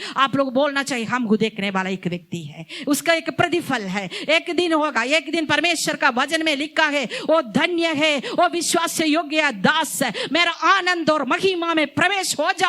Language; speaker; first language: Hindi; non-native, local second language; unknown